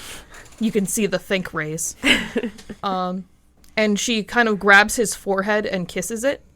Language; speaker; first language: English; native; English